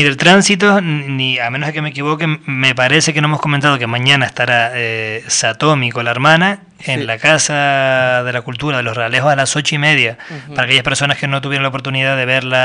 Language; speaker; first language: Spanish; native; Spanish